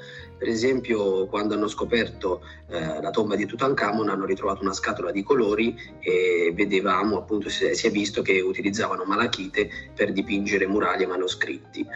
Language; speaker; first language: Italian; native; Italian